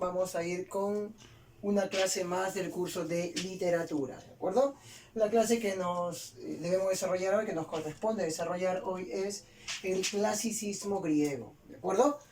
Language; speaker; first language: Spanish; native; Spanish